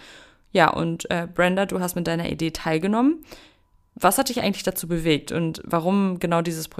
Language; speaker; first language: German; native; German